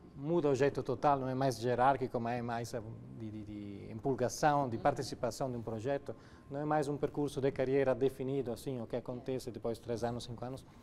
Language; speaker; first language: Portuguese; non-native, fluent; Italian